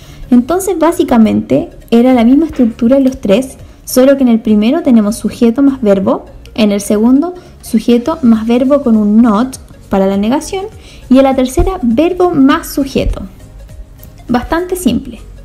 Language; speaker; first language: Spanish; native; Spanish